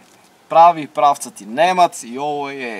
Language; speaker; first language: Serbian; native; Serbian